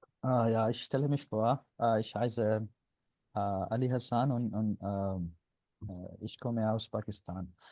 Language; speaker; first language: German; non-native, learner; Punjabi